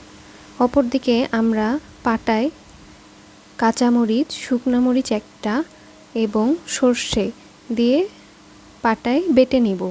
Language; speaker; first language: Bangla; native; Bangla